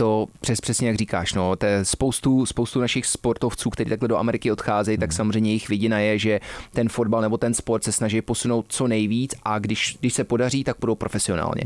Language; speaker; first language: Czech; early bilingual, heritage; Czech